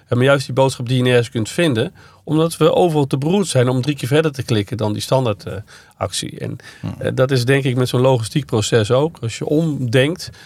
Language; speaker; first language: Dutch; native; Dutch